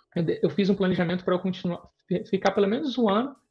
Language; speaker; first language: Portuguese; native; Portuguese